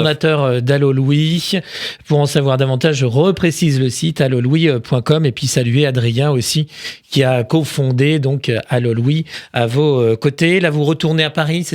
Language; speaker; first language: French; native; French